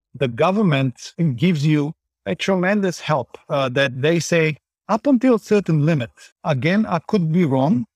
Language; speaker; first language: English; non-native, fluent; Bulgarian